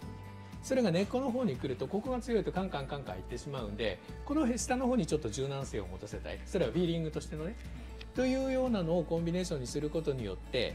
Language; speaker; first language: Japanese; native; Japanese